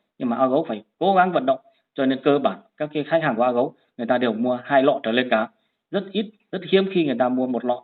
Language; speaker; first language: Vietnamese; non-native, local second language; Hmong